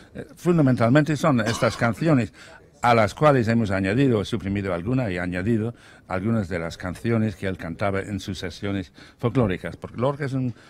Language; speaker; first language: Spanish; non-native, fluent; English